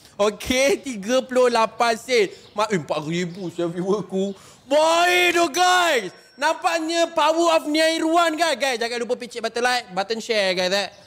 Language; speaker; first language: Malay; native; Malay